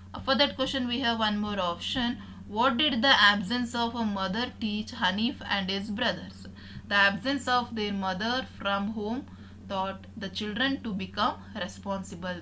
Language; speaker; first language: English; non-native, local second language; Kannada